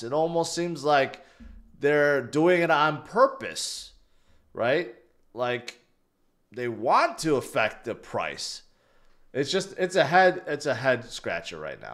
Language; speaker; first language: English; native; English